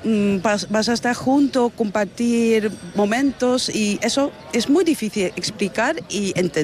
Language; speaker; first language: Spanish; non-native, fluent; Dutch